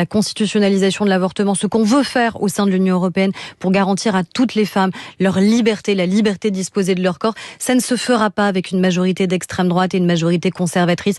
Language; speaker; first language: French; native; French